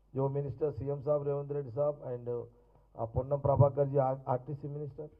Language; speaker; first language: Hindi; non-native, local second language; Telugu